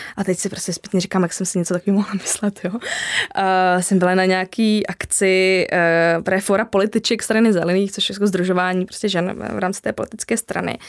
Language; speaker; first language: Czech; native; Czech